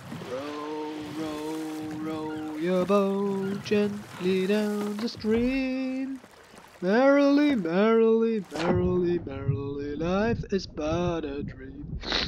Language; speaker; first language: English; non-native, fluent; German